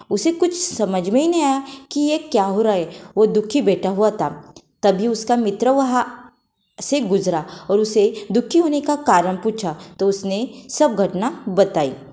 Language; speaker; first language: Hindi; non-native, local second language; Marathi